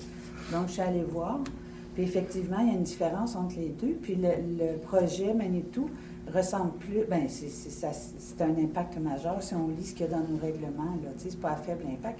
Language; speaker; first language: French; native; French